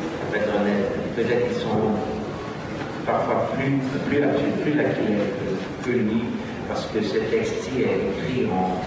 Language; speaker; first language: French; non-native, learner; Dutch